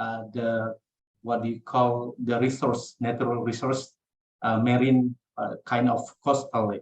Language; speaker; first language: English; non-native, local second language; Indonesian